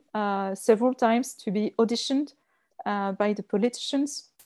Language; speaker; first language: English; non-native, learner; French